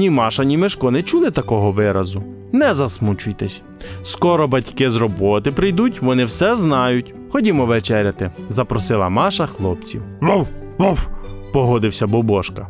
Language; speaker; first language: Ukrainian; native; Ukrainian